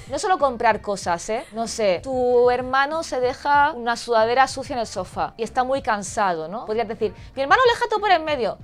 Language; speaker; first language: Spanish; native; Spanish